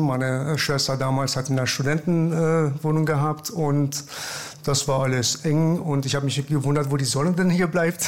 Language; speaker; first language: German; early bilingual, other home language; Persian